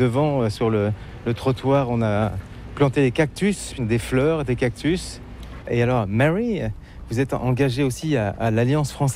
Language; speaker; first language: French; native; French